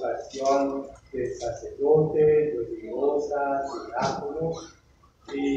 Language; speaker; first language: Spanish; non-native, learner; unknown